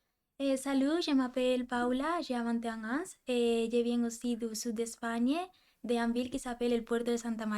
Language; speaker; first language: French; non-native, fluent; Spanish